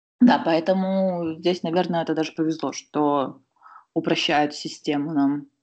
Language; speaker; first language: Russian; native; Russian